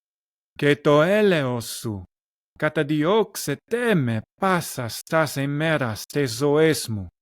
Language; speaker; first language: Greek; non-native, learner; English